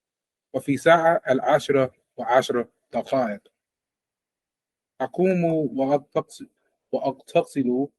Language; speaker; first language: Arabic; non-native, learner; English